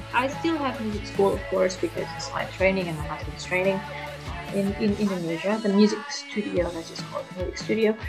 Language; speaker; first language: English; early bilingual, other home language; Indonesian